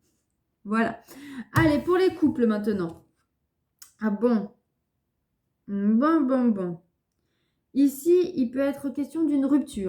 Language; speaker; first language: French; native; French